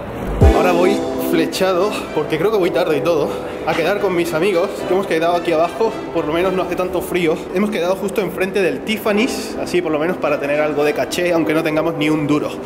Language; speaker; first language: Spanish; native; Spanish